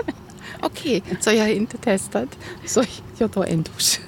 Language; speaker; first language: Swedish; non-native, learner; German